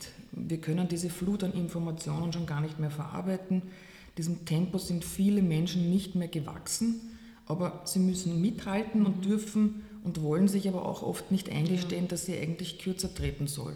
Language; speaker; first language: German; native; German